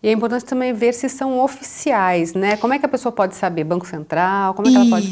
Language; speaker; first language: Portuguese; native; Portuguese